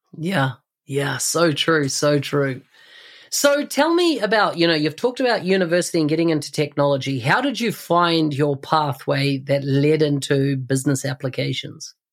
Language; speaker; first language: English; native; English